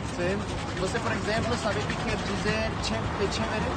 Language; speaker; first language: Portuguese; non-native, learner; French